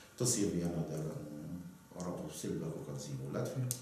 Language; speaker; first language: Latvian; non-native, learner; Arabic